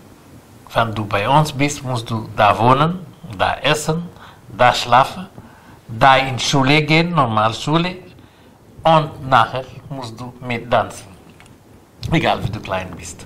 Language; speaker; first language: German; non-native, learner; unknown